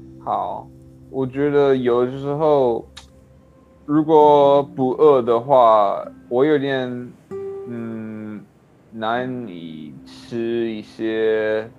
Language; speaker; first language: Chinese; non-native, learner; English